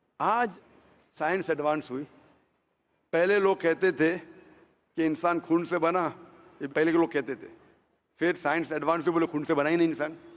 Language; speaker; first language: Hindi; non-native, local second language; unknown